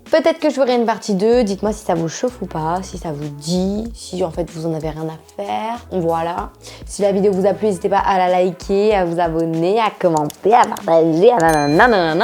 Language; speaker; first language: French; native; French